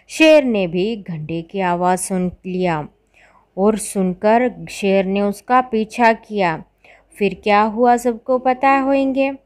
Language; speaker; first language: Hindi; non-native, local second language; Malayalam